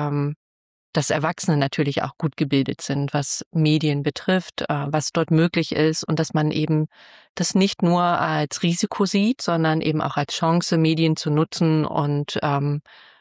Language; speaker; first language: German; native; German